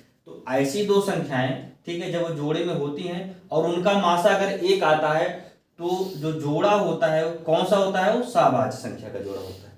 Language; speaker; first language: Hindi; native; Hindi